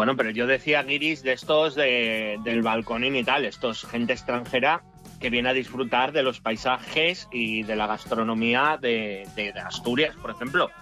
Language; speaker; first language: Spanish; native; Spanish